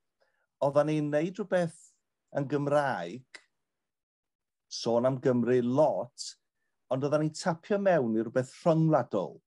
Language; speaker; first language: Welsh; native; Welsh